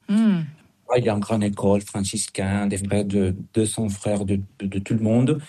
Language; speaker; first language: French; non-native, fluent; Spanish